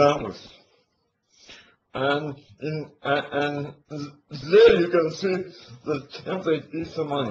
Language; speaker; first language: English; non-native, learner; Latvian